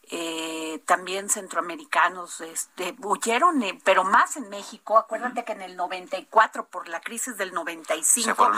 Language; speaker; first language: Spanish; native; Spanish